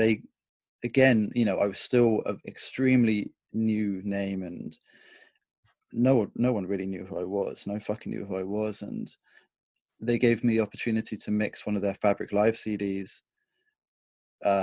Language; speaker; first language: English; native; English